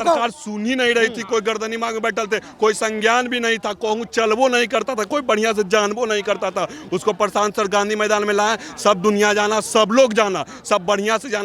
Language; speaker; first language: Hindi; non-native, local second language; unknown